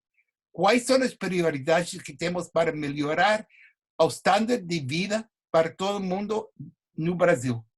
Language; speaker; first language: Portuguese; non-native, fluent; English